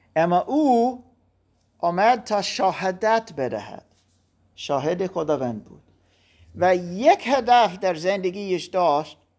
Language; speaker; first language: Persian; non-native, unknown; German